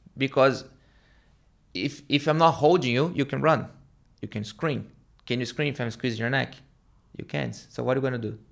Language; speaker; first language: English; non-native, learner; Portuguese